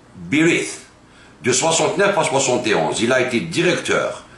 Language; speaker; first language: French; non-native, local second language; Arabic